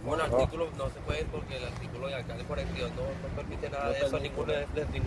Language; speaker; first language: Spanish; native; Spanish